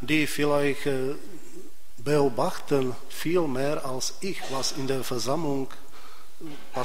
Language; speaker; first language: German; non-native, fluent; Czech